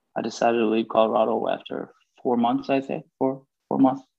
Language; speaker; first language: English; non-native, fluent; Swedish